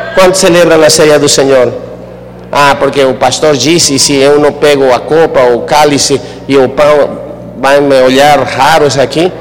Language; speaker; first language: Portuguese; non-native, fluent; Spanish